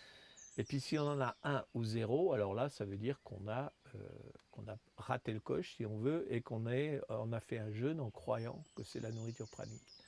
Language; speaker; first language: French; native; French